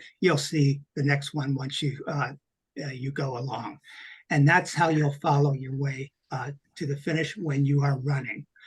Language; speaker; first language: English; native; English